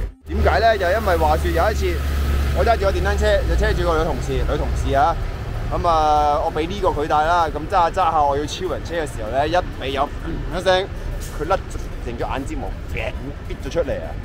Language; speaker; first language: Cantonese; native; Cantonese